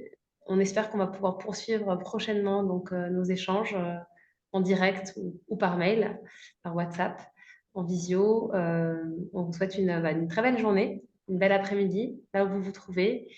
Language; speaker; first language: French; native; French